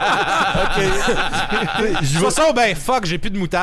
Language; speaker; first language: French; native; French